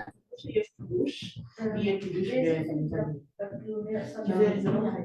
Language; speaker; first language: Hebrew; non-native, learner; English